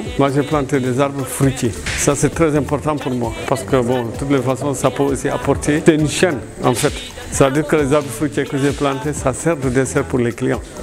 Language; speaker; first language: French; non-native, local second language; Fula